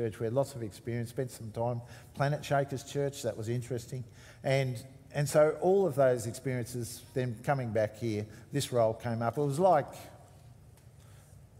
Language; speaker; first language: English; native; English